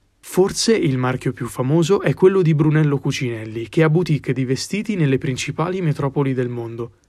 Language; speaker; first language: Italian; native; Italian